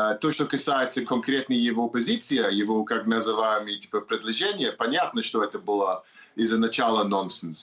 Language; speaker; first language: Russian; non-native, learner; English